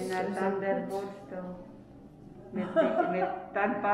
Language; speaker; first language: Dutch; non-native, learner; Filipino